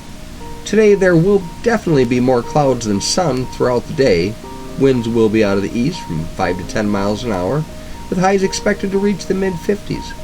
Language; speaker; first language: English; native; English